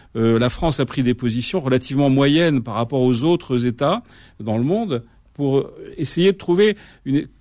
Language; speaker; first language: French; native; French